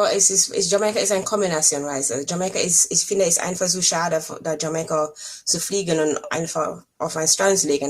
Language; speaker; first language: German; non-native, fluent; English